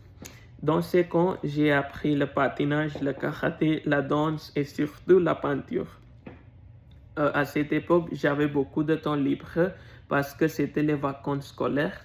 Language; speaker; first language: French; non-native, learner; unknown